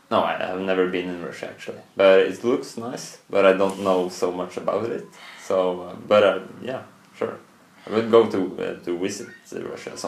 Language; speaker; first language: English; non-native, fluent; Norwegian